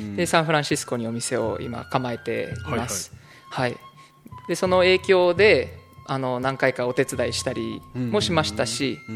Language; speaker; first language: Japanese; early bilingual, other home language; English